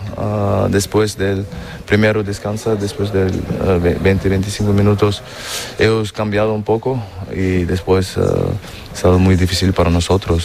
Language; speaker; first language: Spanish; non-native, fluent; German